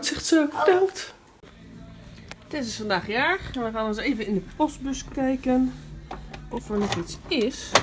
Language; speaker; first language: Dutch; native; Dutch